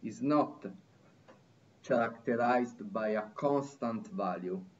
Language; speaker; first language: English; non-native, fluent; Italian